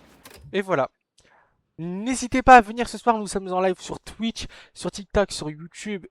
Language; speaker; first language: French; native; French